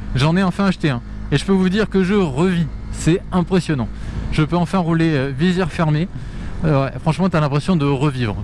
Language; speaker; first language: French; native; French